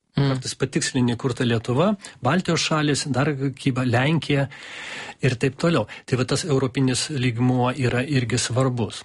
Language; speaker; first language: Lithuanian; non-native, local second language; Russian